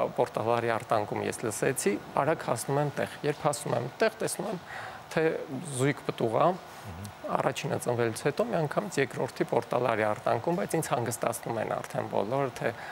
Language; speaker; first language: Armenian; native; Armenian